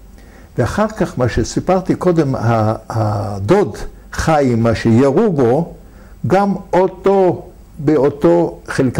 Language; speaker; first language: Hebrew; non-native, fluent; Yiddish